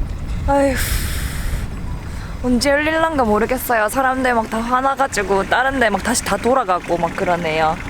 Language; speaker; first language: Korean; native; Korean